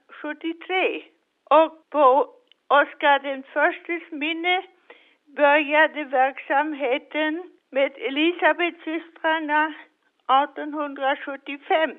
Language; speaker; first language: Swedish; non-native, fluent; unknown